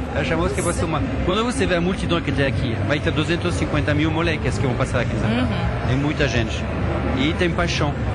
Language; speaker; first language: Portuguese; non-native, fluent; French